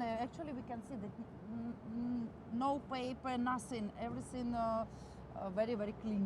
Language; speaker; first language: English; non-native, fluent; Russian